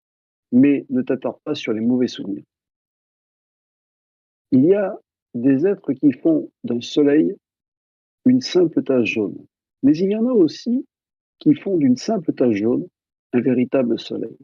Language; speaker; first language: French; native; French